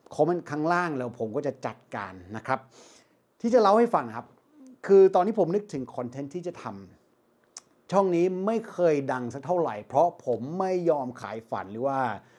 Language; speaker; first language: Thai; non-native, fluent; English